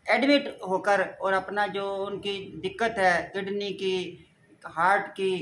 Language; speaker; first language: Hindi; native; Hindi